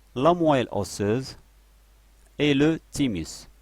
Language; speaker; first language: French; non-native, local second language; Arabic